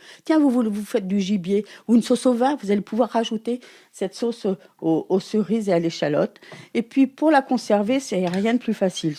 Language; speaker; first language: French; native; French